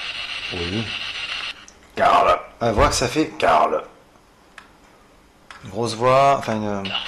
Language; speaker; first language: French; native; French